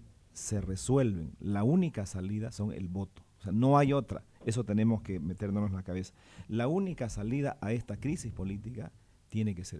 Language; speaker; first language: Spanish; native; Spanish